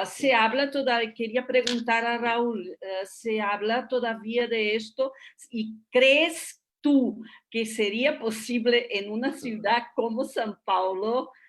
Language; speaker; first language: Spanish; non-native, fluent; Portuguese